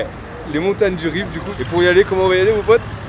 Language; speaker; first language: French; native; French